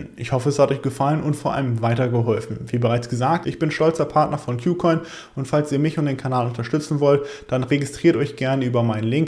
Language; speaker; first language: German; native; German